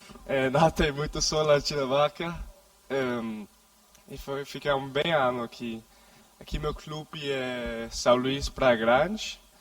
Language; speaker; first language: Portuguese; non-native, learner; Danish